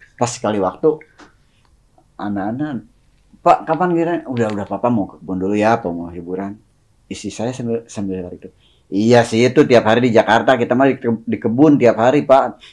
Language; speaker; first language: Indonesian; non-native, local second language; Sundanese